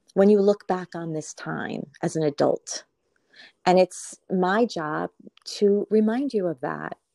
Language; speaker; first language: English; native; English